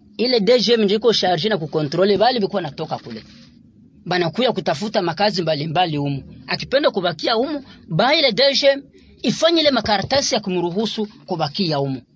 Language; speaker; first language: Swahili; non-native, local second language; Rundi